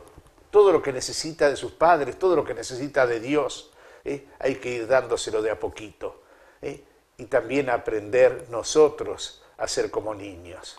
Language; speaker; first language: Spanish; native; Spanish